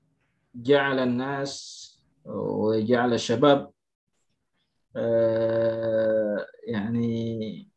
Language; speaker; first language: Arabic; non-native, fluent; Indonesian